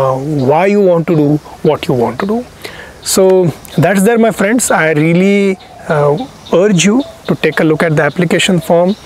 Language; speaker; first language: English; non-native, local second language; Marathi